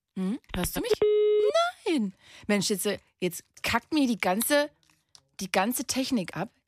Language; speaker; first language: German; native; German